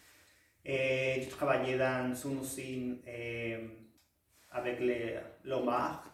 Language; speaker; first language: French; non-native, learner; Spanish